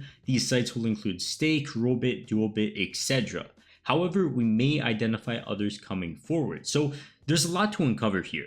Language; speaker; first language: English; native; English